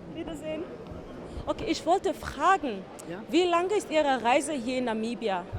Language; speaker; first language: German; non-native, learner; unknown